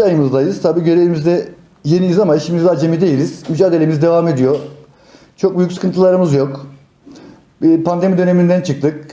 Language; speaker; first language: Turkish; native; Turkish